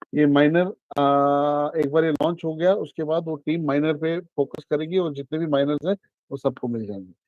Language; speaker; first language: Hindi; native; Hindi